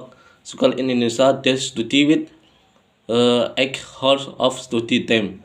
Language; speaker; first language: English; non-native, learner; Indonesian